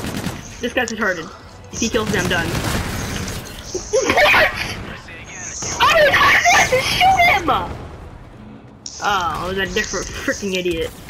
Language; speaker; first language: English; native; English